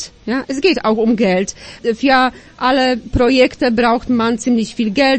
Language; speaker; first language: German; non-native, fluent; Polish